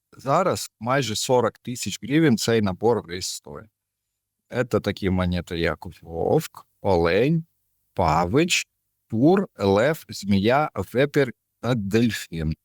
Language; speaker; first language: Ukrainian; non-native, local second language; Russian